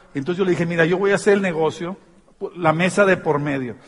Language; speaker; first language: Spanish; native; Spanish